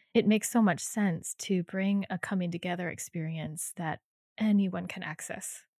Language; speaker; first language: English; native; English